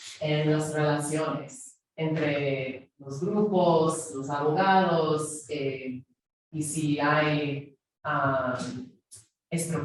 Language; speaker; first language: Spanish; non-native, fluent; English